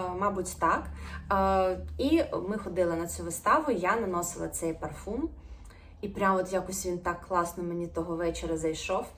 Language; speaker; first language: Ukrainian; non-native, local second language; Russian